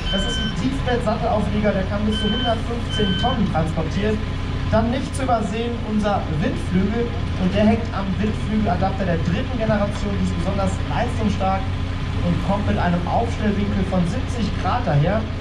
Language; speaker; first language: German; native; German